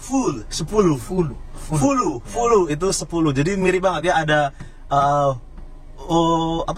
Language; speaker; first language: Indonesian; native; Indonesian